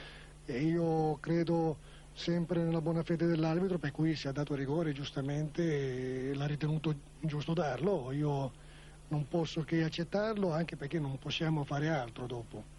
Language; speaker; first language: Italian; native; Italian